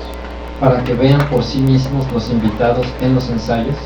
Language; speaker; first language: Spanish; native; Spanish